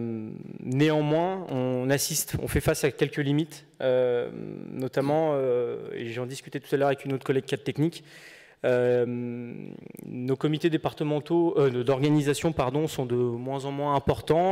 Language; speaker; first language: French; native; French